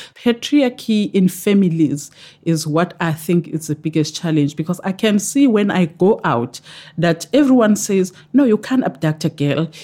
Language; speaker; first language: English; non-native, local second language; Zulu